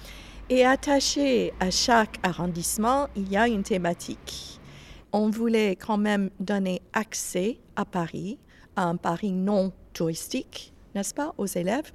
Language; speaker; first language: French; non-native, fluent; English